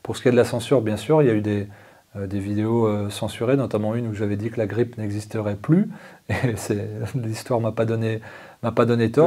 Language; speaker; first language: French; native; French